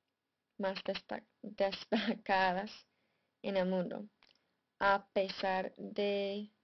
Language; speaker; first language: Spanish; non-native, fluent; English